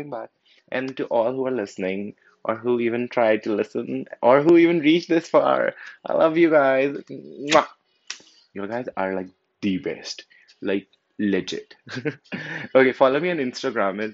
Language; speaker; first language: English; non-native, local second language; Punjabi